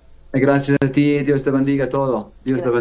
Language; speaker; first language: Spanish; non-native, learner; Arabic